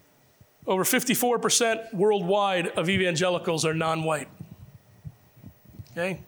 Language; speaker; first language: English; native; English